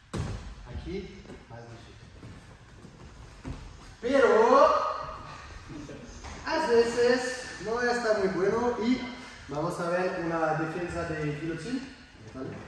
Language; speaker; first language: Spanish; non-native, learner; French